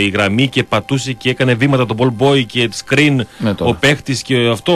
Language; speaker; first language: Greek; native; Greek